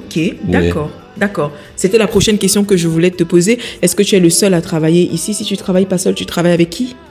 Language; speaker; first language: French; native; French